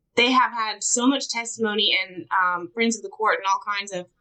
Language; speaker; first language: English; native; English